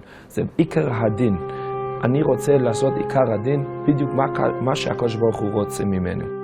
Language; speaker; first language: Hebrew; non-native, fluent; English